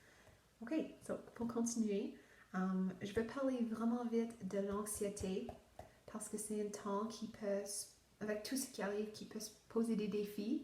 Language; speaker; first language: French; non-native, local second language; English